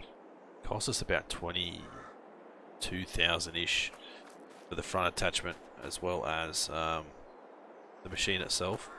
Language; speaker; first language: English; native; English